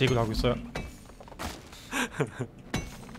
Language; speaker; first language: Korean; non-native, learner; German